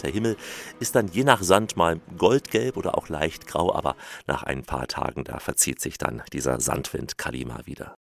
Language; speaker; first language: German; native; German